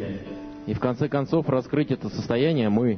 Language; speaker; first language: Russian; native; Russian